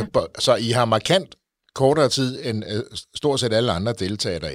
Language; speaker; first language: Danish; native; Danish